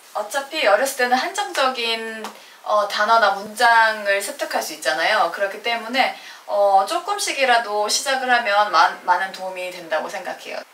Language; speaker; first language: Korean; native; Korean